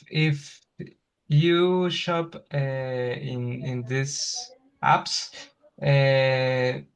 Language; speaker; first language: English; non-native, learner; Spanish